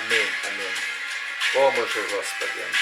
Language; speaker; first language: Ukrainian; non-native, local second language; Russian